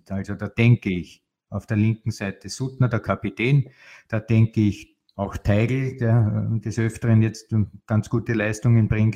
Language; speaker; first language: German; native; German